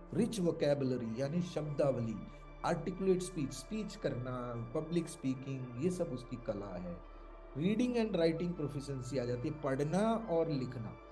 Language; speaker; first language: Hindi; non-native, local second language; Malayalam